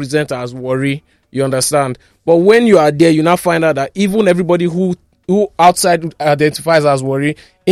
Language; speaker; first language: English; non-native, local second language; Yoruba